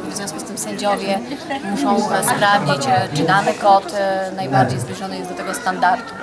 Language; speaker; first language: Polish; native; Polish